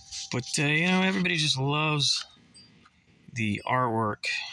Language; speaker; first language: English; native; English